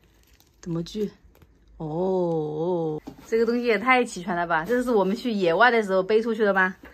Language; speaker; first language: Chinese; native; Chinese